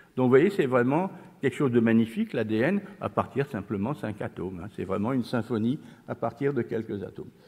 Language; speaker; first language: French; native; French